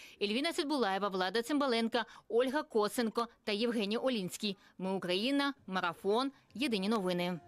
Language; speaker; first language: Ukrainian; native; Ukrainian